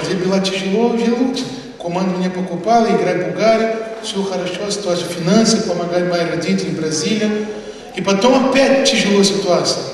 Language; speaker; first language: Russian; non-native, learner; Portuguese